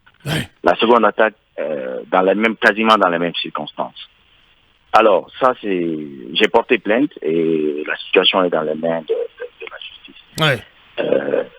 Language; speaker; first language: French; non-native, local second language; Fula